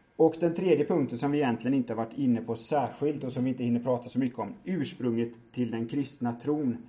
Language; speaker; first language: Swedish; native; Swedish